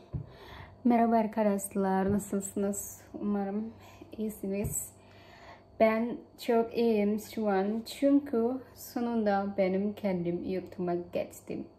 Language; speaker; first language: Turkish; non-native, learner; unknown